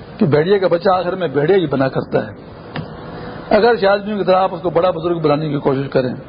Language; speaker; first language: Urdu; non-native, local second language; Pashto